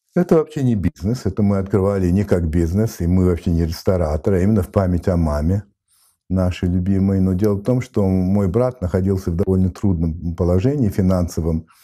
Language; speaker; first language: Russian; non-native, fluent; French